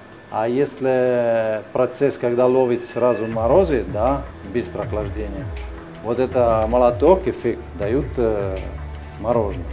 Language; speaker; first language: Russian; non-native, fluent; Italian